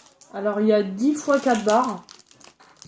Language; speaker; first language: French; native; French